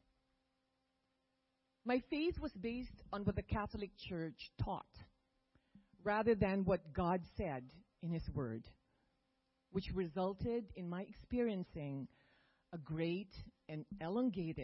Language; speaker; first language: English; non-native, local second language; Filipino